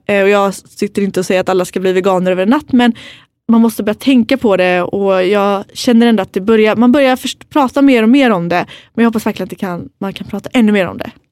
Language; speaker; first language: Swedish; native; Swedish